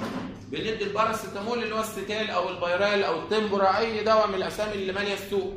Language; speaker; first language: Arabic; native; Arabic